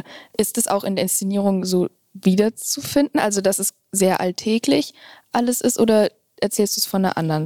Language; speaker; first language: German; native; German